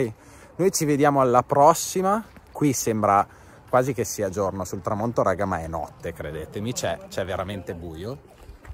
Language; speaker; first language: Italian; native; Italian